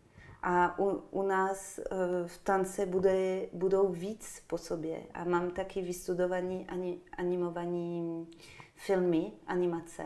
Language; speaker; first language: Czech; non-native, fluent; French